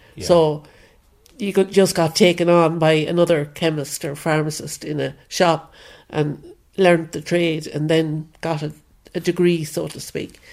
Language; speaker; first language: English; native; English